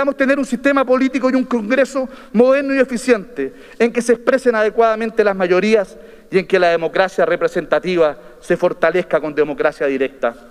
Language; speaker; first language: Spanish; native; Spanish